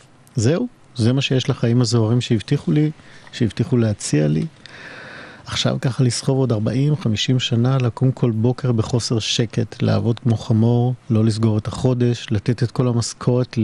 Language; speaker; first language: Hebrew; native; Hebrew